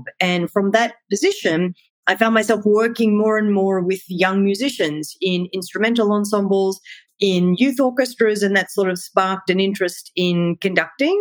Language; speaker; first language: English; native; English